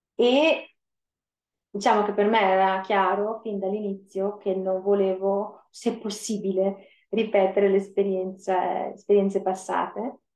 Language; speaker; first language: Italian; native; Italian